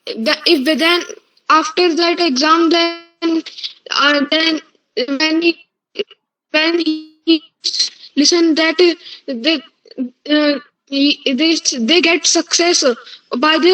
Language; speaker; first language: English; non-native, learner; Hindi